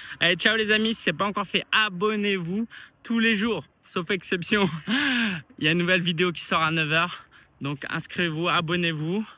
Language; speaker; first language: French; early bilingual, other home language; Chinese